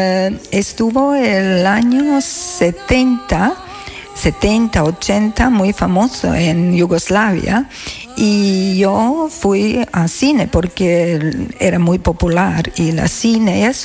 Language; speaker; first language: Spanish; non-native, fluent; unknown